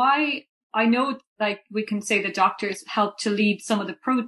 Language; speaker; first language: English; native; English